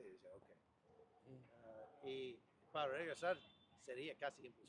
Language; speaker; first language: Spanish; non-native, fluent; English